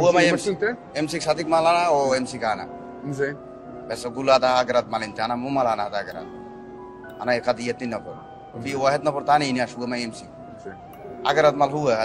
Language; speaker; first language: Arabic; non-native, learner; Bangla